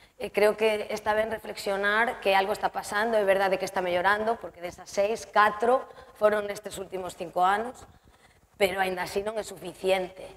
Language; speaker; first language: Galician; native; Galician